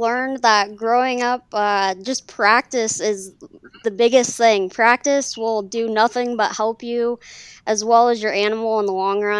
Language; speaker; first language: English; native; English